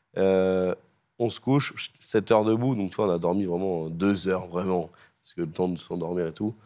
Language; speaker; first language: French; native; French